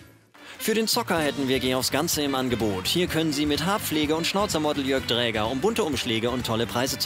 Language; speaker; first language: German; native; German